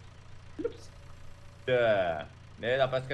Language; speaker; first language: German; native; German